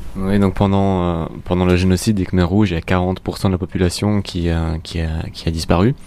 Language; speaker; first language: French; native; French